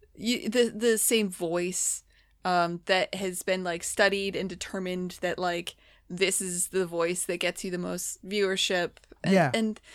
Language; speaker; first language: English; native; English